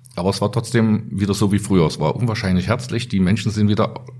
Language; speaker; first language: German; native; German